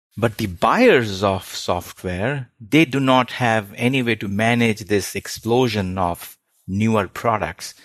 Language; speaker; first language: English; non-native, local second language; Hindi